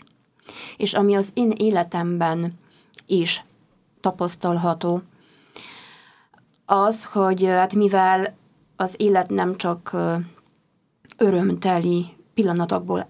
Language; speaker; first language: Hungarian; non-native, fluent; Polish